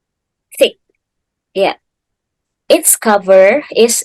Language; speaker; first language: English; non-native, fluent; Indonesian